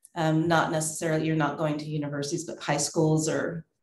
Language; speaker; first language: English; native; English